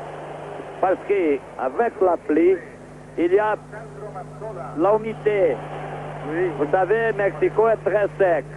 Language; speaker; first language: French; non-native, fluent; Portuguese